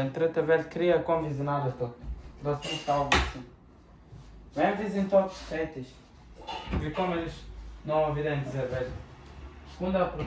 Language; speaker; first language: German; non-native, learner; Bulgarian